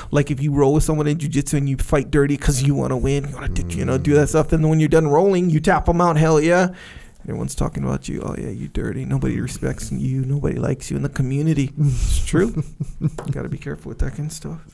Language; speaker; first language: English; native; English